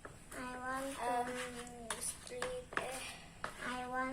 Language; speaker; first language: English; non-native, learner; Indonesian